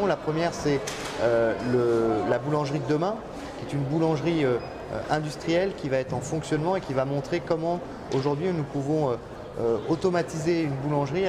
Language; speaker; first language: French; native; French